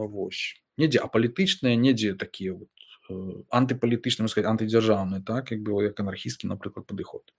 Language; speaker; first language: Belarusian; non-native, local second language; Russian